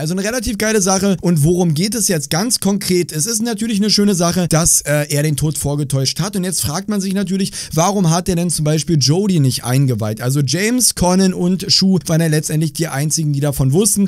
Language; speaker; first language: German; native; German